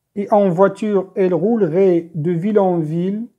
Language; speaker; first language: French; non-native, local second language; Arabic